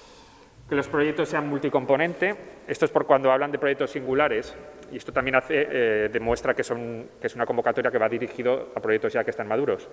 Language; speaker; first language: Spanish; native; Spanish